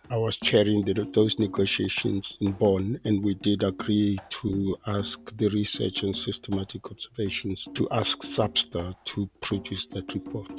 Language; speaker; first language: English; non-native, local second language; Tswana